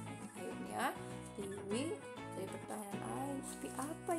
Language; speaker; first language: Indonesian; native; Indonesian